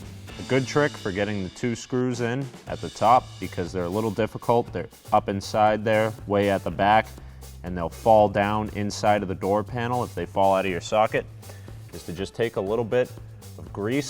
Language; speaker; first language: English; native; English